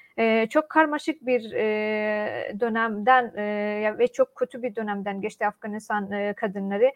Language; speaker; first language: Turkish; non-native, fluent; Persian